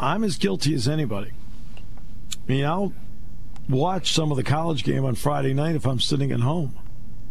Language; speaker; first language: English; native; English